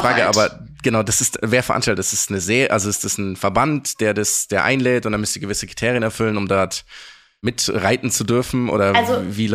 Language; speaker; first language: German; native; German